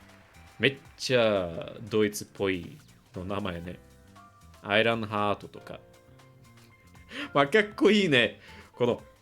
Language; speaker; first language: Japanese; non-native, learner; English